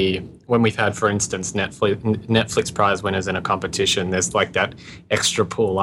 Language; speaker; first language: English; native; English